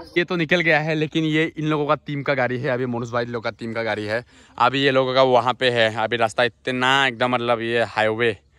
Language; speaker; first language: Hindi; non-native, local second language; Assamese